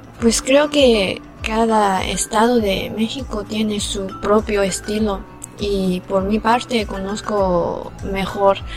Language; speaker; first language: Spanish; non-native, fluent; Chinese